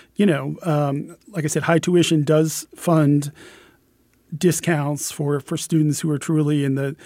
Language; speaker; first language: English; native; English